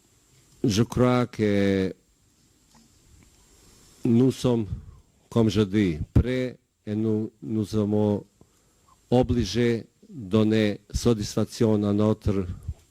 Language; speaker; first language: French; non-native, learner; Bosnian